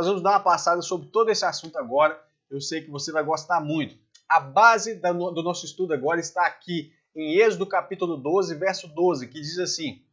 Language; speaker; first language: Portuguese; native; Portuguese